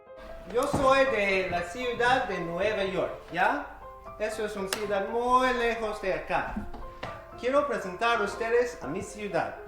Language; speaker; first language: Spanish; non-native, fluent; English